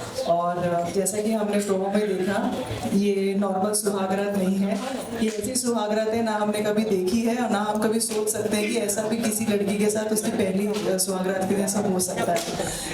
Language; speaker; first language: Hindi; native; Hindi